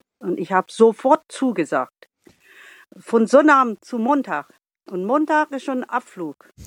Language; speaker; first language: German; non-native, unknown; Vietnamese